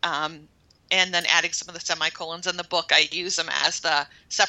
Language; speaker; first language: English; native; English